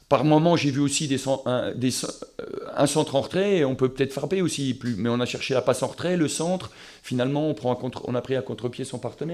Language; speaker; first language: French; native; French